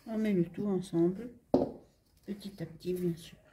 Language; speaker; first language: French; non-native, local second language; Arabic